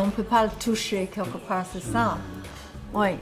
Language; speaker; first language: French; non-native, fluent; English